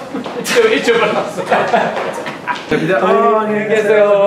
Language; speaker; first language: Korean; non-native, learner; English